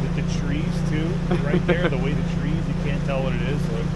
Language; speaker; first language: English; native; English